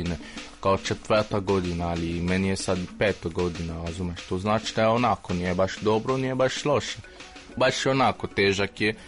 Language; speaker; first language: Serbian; non-native, fluent; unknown